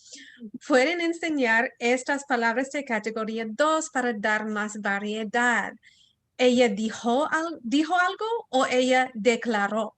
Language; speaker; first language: Spanish; early bilingual, heritage; Spanish